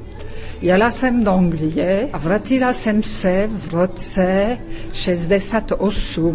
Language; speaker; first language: Czech; non-native, fluent; French